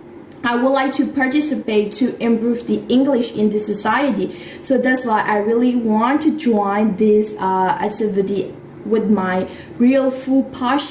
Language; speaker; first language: English; non-native, fluent; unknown